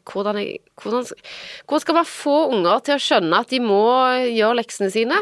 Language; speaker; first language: Norwegian; native; Norwegian